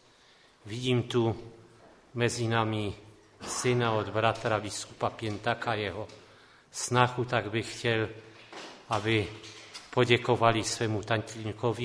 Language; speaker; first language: Czech; non-native, local second language; Polish